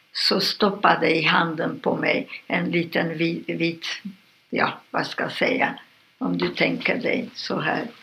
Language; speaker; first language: Swedish; non-native, fluent; Romanian